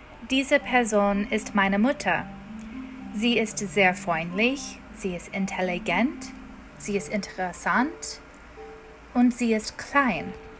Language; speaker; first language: German; non-native, fluent; English